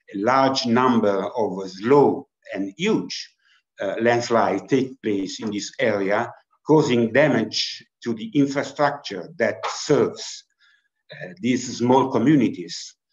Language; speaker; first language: English; non-native, fluent; Italian